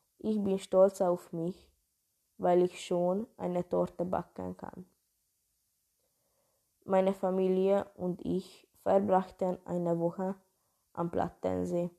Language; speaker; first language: German; non-native, learner; Hungarian